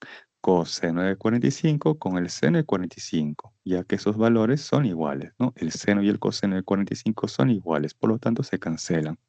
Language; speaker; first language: Spanish; native; Spanish